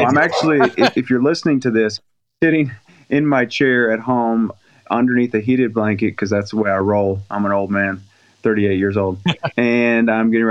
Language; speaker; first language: English; native; English